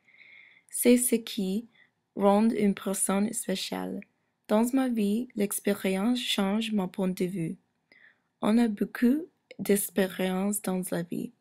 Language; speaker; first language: French; non-native, learner; English